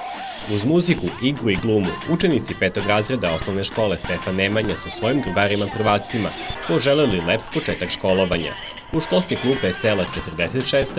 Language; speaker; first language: Serbian; native; Serbian